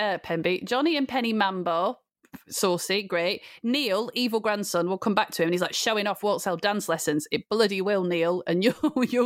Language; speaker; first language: English; native; English